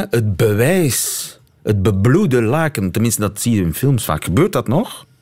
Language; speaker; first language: Dutch; native; Dutch